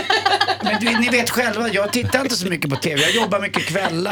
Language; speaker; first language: Swedish; native; Swedish